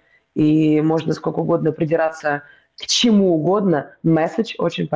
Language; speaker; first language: Russian; native; Russian